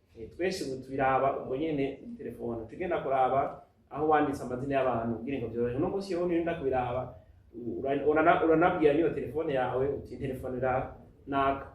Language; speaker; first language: Rundi; native; Rundi